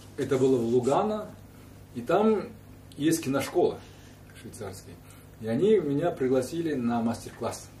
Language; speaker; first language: Russian; non-native, local second language; Kazakh